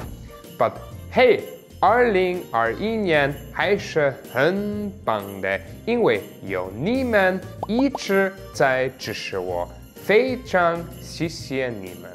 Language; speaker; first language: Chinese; non-native, fluent; German